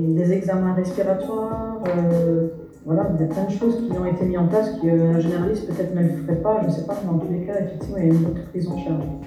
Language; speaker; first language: French; native; French